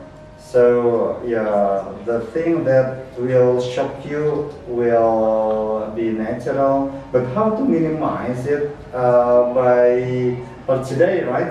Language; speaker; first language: English; non-native, learner; Indonesian